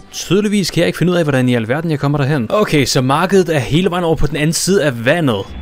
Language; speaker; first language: Danish; native; Danish